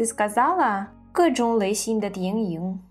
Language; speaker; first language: Chinese; non-native, fluent; Russian